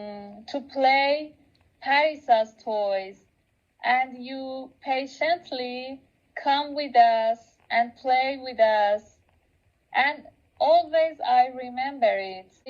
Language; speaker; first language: English; non-native, local second language; Persian